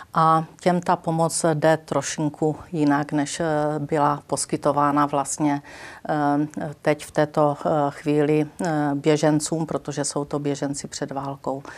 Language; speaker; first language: Czech; native; Czech